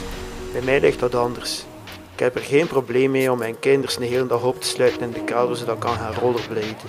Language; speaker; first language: Dutch; native; Dutch